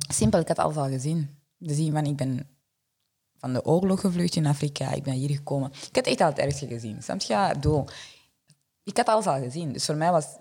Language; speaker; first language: Dutch; early bilingual, other home language; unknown